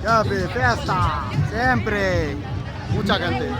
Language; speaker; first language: Spanish; non-native, learner; Bangla